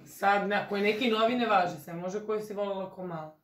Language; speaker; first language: Croatian; native; Croatian